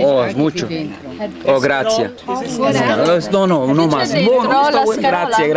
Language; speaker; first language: Italian; non-native, learner; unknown